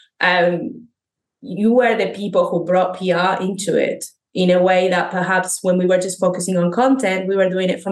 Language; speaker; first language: English; non-native, fluent; Spanish